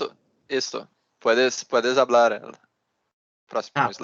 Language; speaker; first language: Spanish; non-native, learner; Portuguese